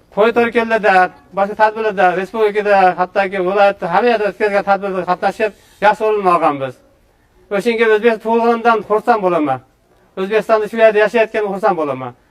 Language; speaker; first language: Uzbek; non-native, local second language; Uyghur